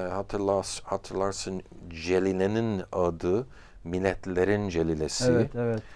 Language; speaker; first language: Turkish; non-native, fluent; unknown